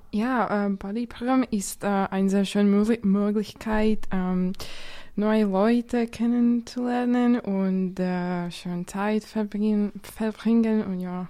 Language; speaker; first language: German; non-native, learner; Latvian